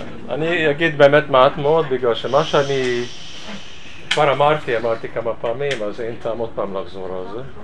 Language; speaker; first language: Hebrew; non-native, fluent; Hungarian